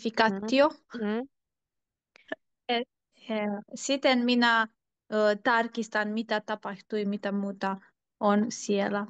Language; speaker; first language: Finnish; non-native, learner; Turkish